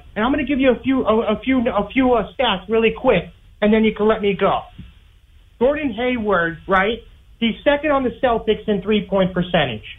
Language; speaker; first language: English; native; English